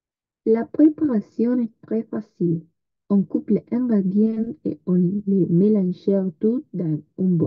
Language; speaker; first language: French; non-native, learner; Spanish